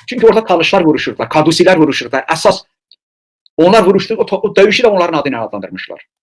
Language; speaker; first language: Azerbaijani; non-native, local second language; Talysh